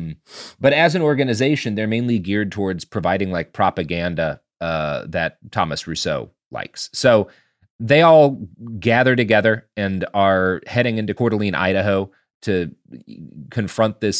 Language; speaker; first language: English; native; English